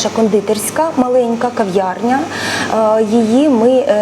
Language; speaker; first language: Ukrainian; native; Ukrainian